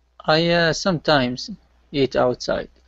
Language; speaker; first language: English; non-native, learner; Arabic